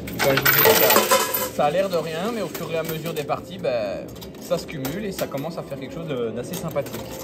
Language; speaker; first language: French; native; French